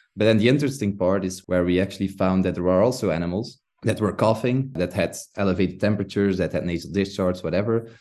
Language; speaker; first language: English; non-native, fluent; Dutch